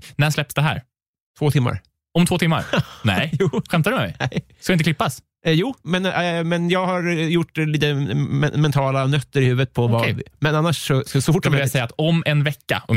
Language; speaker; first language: Swedish; native; Swedish